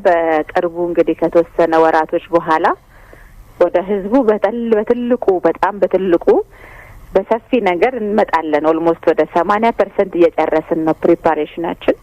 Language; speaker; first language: Amharic; native; Amharic